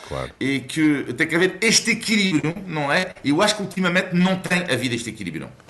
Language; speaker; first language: Portuguese; non-native, fluent; French